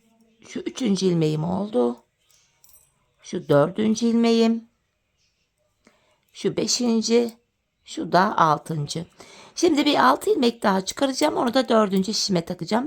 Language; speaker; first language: Turkish; native; Turkish